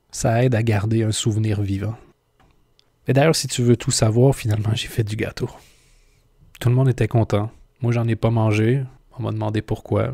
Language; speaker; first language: French; native; French